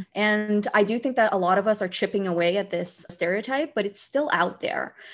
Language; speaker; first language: English; early bilingual, other home language; Portuguese